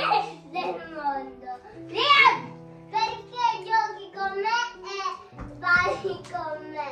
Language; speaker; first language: Italian; early bilingual, other home language; Filipino